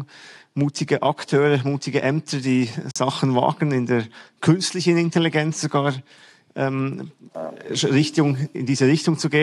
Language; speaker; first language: German; native; German